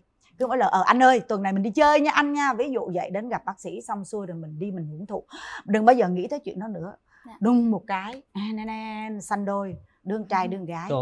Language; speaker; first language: Vietnamese; native; Vietnamese